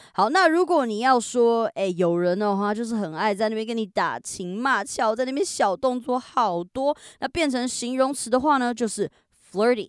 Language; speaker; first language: Chinese; native; Chinese